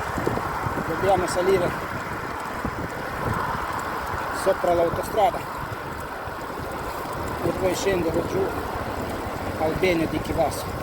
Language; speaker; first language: Italian; non-native, fluent; Romanian